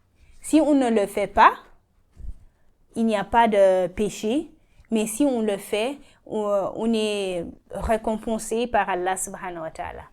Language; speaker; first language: French; non-native, learner; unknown